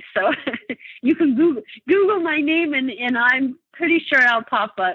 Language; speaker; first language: English; native; English